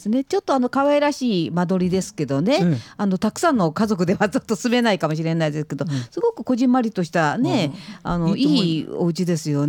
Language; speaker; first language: Japanese; native; Japanese